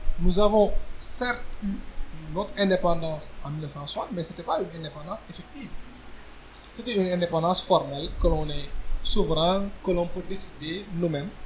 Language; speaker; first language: French; non-native, local second language; Wolof